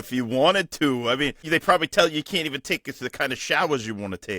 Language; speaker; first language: English; native; English